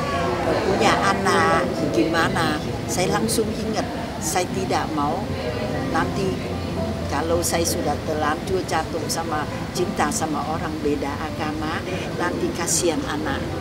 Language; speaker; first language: Indonesian; non-native, fluent; Vietnamese